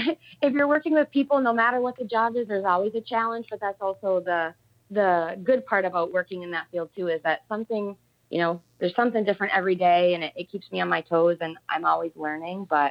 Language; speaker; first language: English; native; English